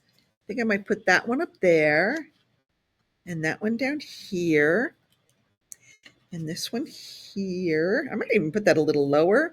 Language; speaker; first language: English; native; English